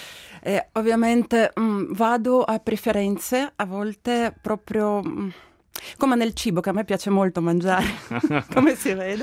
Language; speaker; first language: Italian; non-native, fluent; Ukrainian